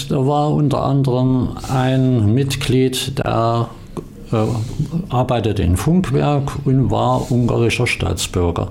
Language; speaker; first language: German; native; German